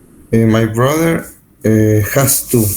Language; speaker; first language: English; non-native, learner; Spanish